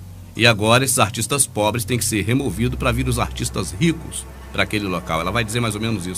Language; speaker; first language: Portuguese; native; Portuguese